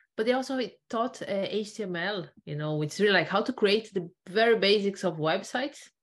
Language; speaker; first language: English; non-native, fluent; Portuguese